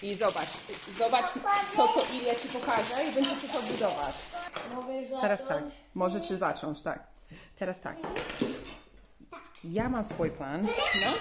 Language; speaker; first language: Polish; non-native, learner; English